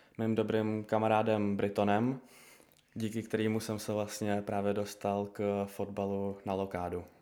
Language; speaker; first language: Czech; early bilingual, other home language; Russian